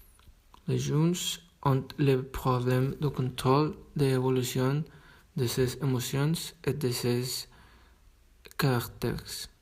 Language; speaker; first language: French; non-native, learner; Spanish